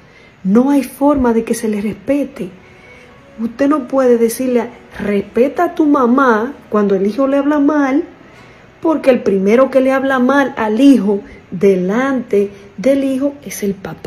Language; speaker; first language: Spanish; native; Spanish